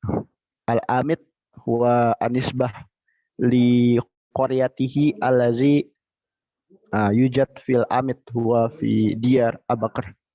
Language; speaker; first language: Arabic; non-native, learner; Indonesian